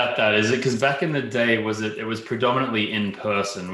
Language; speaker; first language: English; native; English